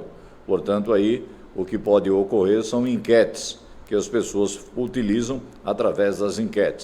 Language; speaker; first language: Portuguese; native; Portuguese